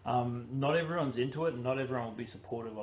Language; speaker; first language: English; native; English